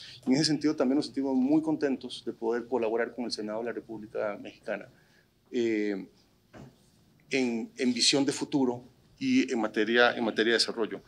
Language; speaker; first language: Spanish; native; Spanish